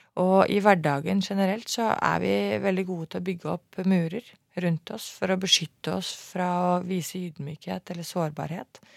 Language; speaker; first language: Norwegian; native; Norwegian